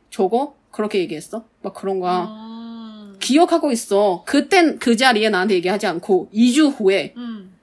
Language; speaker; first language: Korean; non-native, fluent; Chinese